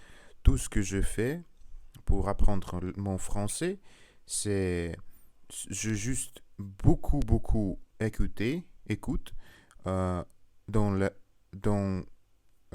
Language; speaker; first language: French; non-native, learner; Russian